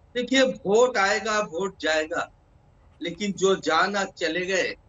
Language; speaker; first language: Hindi; non-native, local second language; Bangla